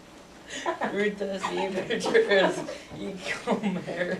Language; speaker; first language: Spanish; non-native, learner; English